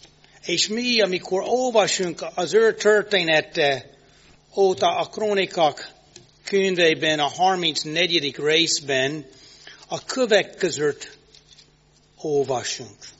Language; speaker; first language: Hungarian; non-native, fluent; English